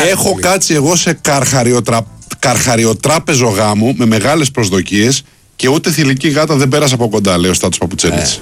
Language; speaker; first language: Greek; native; Greek